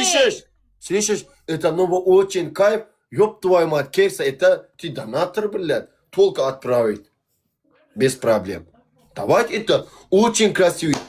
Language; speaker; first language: Russian; non-native, learner; Turkmen